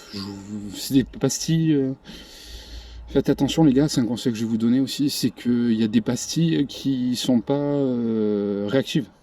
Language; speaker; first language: French; native; French